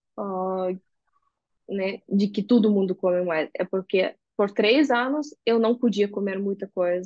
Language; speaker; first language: Portuguese; non-native, fluent; Russian